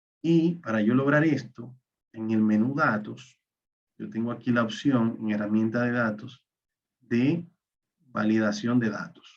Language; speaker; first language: Spanish; native; Spanish